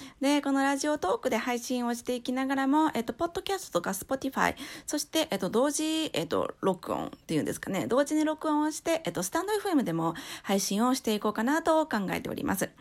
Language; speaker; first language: Japanese; native; Japanese